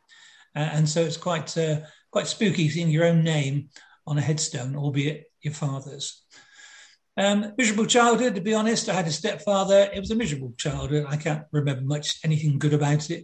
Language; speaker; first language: English; native; English